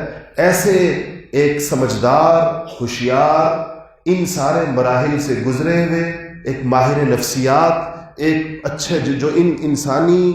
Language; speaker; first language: Urdu; native; Urdu